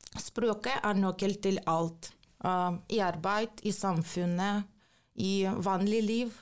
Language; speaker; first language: Norwegian; non-native, fluent; Ukrainian